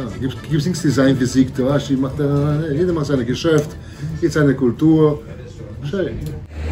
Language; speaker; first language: German; non-native, learner; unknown